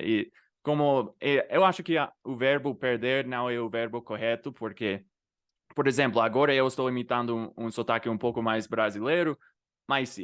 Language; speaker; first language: Portuguese; non-native, fluent; English